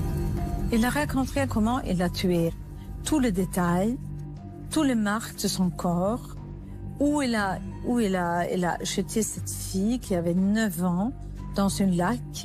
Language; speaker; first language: French; non-native, learner; Swedish